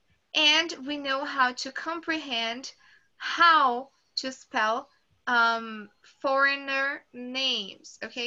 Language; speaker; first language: English; non-native, fluent; Portuguese